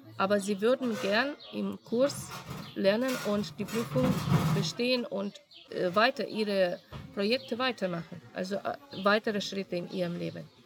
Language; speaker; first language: German; non-native, fluent; Russian